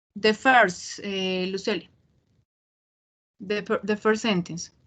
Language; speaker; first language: English; non-native, fluent; Spanish